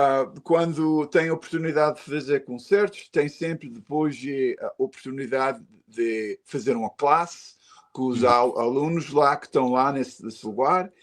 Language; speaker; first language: Portuguese; early bilingual, heritage; Portuguese